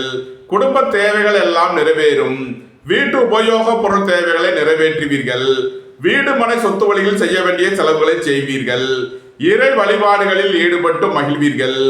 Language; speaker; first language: Tamil; native; Tamil